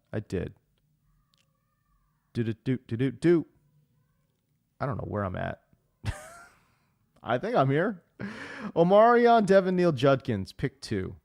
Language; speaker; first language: English; native; English